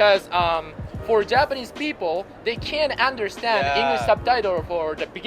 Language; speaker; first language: English; non-native, fluent; Japanese